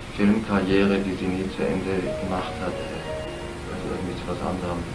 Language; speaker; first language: German; native; German